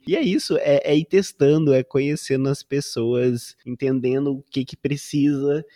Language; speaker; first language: Portuguese; native; Portuguese